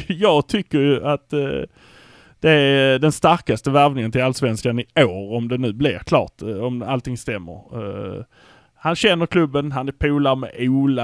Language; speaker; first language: Swedish; native; Swedish